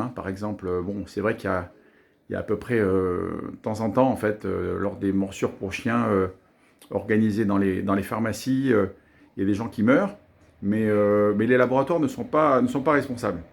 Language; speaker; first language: French; native; French